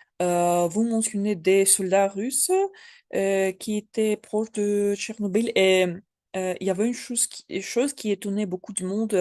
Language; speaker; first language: French; non-native, learner; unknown